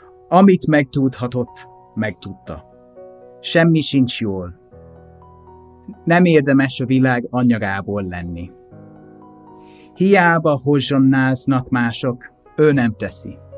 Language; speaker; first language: Hungarian; non-native, fluent; English